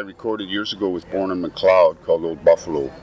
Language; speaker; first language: English; native; English